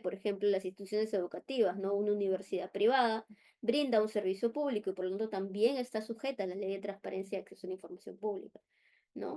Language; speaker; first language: Spanish; native; Spanish